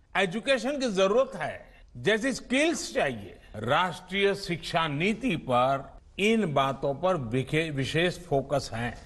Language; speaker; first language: Hindi; non-native, local second language; Gujarati